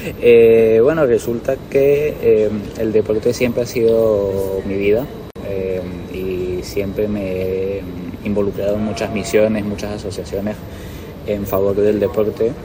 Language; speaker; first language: Spanish; native; Spanish